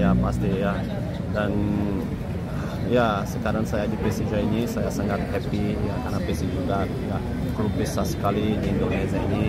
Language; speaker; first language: Indonesian; non-native, fluent; Portuguese